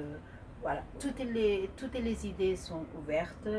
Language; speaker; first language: French; non-native, fluent; Spanish